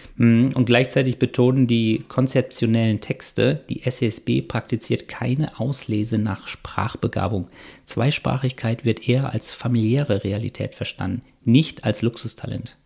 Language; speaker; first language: German; native; German